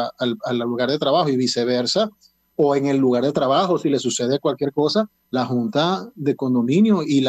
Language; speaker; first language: Spanish; native; Spanish